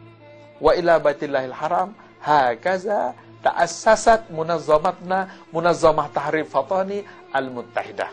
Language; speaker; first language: Arabic; non-native, learner; Malay